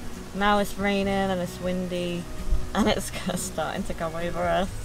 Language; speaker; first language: English; native; English